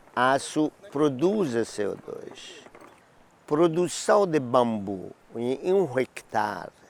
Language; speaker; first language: Portuguese; non-native, learner; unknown